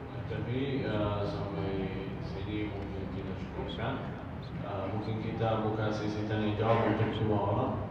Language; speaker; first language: Indonesian; non-native, fluent; Arabic